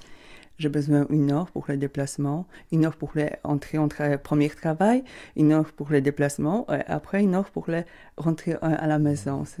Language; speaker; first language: French; non-native, learner; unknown